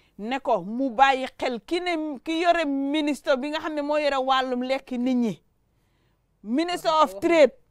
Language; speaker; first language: Wolof; native; Wolof